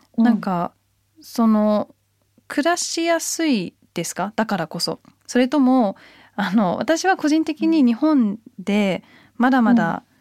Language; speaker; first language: Japanese; early bilingual, heritage; Japanese